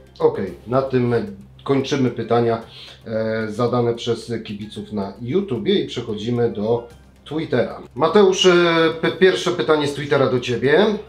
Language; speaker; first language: Polish; native; Polish